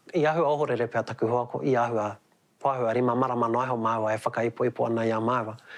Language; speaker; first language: Māori; native; Māori